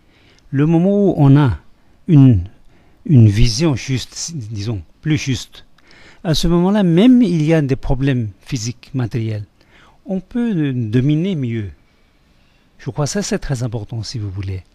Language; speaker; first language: French; non-native, fluent; Tibetan